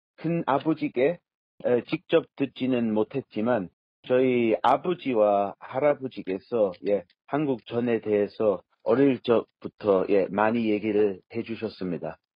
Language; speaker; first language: Korean; non-native, fluent; English